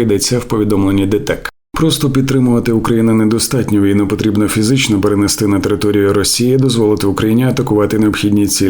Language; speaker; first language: Ukrainian; native; Ukrainian